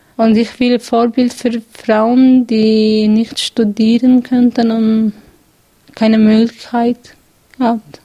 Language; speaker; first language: German; non-native, learner; Kurdish